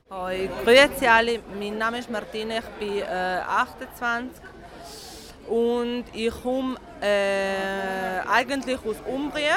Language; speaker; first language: German; early bilingual, heritage; Italian